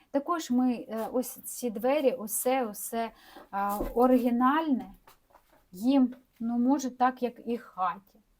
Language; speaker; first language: Ukrainian; non-native, local second language; Russian